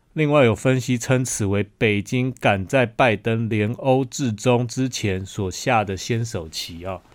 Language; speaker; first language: Chinese; native; Chinese